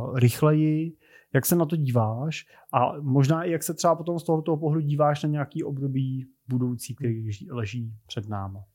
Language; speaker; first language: Czech; native; Czech